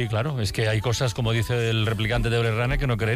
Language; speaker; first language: Spanish; native; Spanish